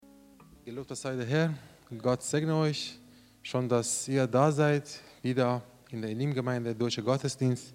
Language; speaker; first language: German; non-native, learner; Persian